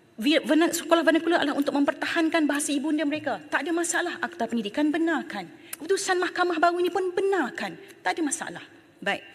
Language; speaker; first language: Malay; native; Malay